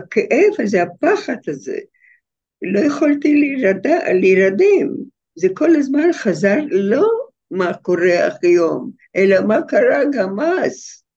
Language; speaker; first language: Hebrew; non-native, fluent; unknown